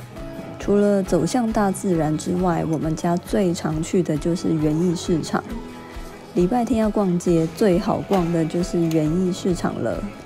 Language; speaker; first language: Chinese; native; Chinese